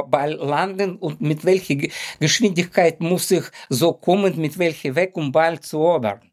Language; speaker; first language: German; non-native, learner; Ukrainian